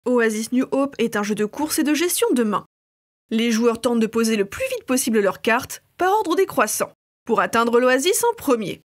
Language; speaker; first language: French; native; French